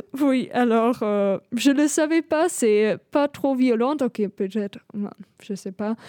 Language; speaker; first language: French; non-native, fluent; German